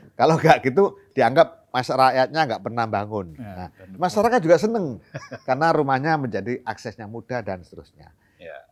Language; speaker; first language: Indonesian; native; Indonesian